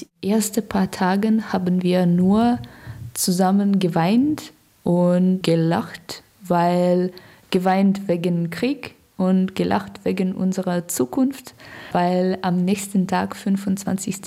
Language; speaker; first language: German; non-native, learner; Russian